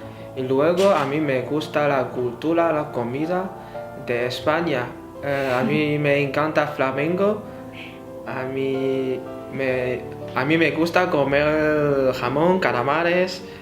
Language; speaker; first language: Spanish; non-native, fluent; Chinese